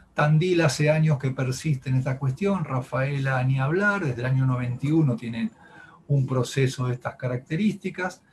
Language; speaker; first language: Spanish; native; Spanish